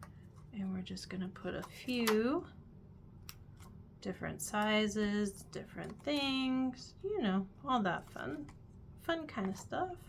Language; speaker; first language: English; native; English